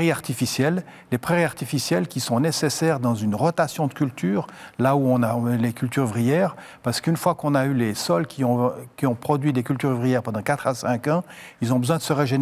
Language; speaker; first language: French; native; French